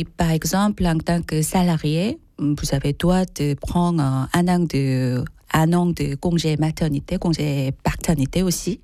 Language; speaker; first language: French; non-native, fluent; Korean